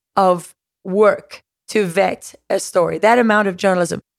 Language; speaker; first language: English; native; English